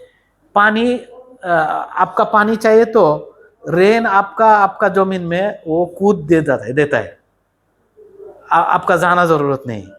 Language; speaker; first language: Hindi; non-native, learner; Bangla